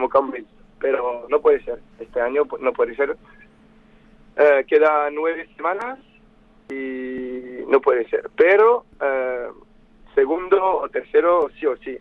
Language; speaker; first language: Spanish; non-native, fluent; French